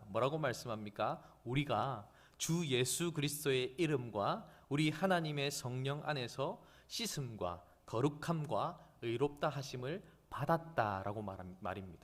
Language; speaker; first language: Korean; native; Korean